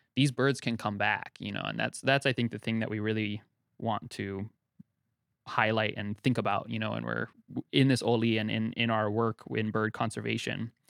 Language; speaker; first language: English; native; English